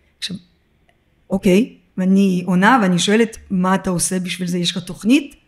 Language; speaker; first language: Hebrew; early bilingual, other home language; Russian